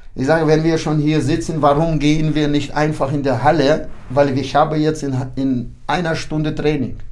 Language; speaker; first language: German; early bilingual, heritage; German